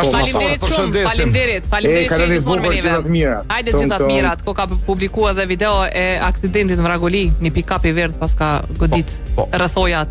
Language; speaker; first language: Albanian; native; Albanian